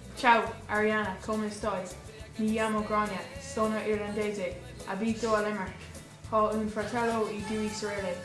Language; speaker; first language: Italian; non-native, learner; English